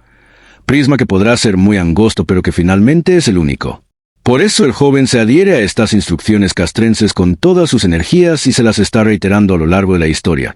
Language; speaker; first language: Spanish; native; Spanish